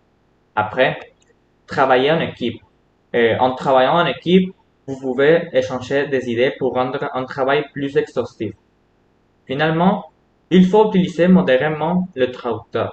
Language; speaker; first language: French; non-native, fluent; Spanish